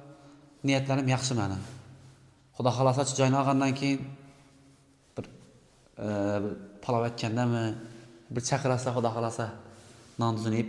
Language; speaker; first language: Uzbek; native; Uzbek